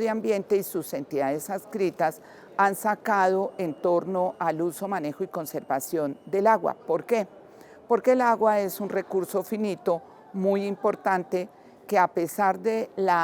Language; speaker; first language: Spanish; native; Spanish